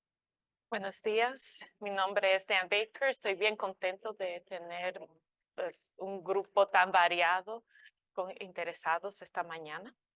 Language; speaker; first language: Spanish; non-native, fluent; English